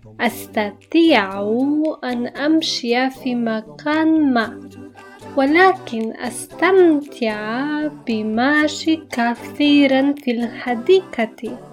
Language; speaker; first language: Arabic; non-native, fluent; Polish